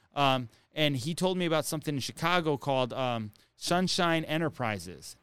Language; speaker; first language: English; native; English